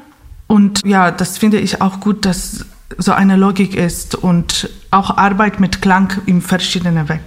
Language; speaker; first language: German; non-native, fluent; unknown